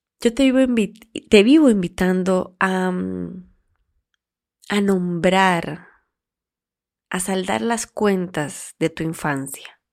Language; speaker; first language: Spanish; native; Spanish